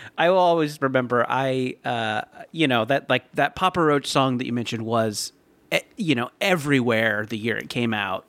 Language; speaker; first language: English; native; English